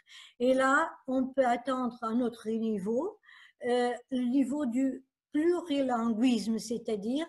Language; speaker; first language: French; non-native, fluent; Portuguese